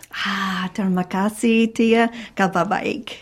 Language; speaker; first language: Indonesian; non-native, fluent; English